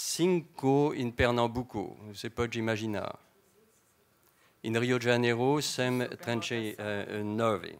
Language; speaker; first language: Portuguese; non-native, fluent; French